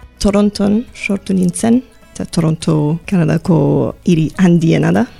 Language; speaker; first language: Basque; non-native, learner; English